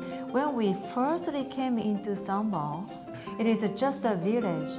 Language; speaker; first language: English; non-native, learner; Japanese